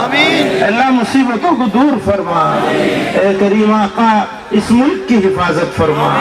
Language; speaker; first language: Urdu; native; Urdu